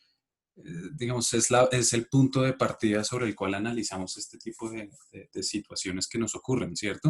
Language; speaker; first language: Spanish; native; Spanish